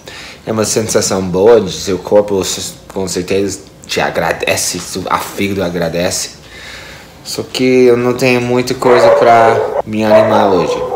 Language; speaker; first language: Portuguese; non-native, fluent; English